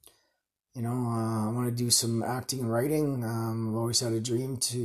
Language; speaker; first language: English; native; English